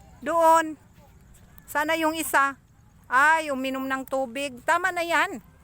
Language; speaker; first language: Filipino; native; Filipino